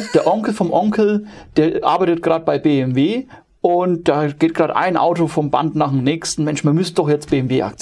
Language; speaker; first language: German; native; German